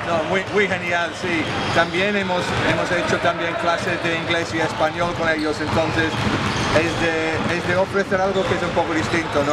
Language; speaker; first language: Spanish; non-native, fluent; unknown